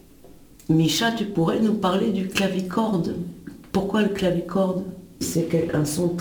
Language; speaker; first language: French; native; French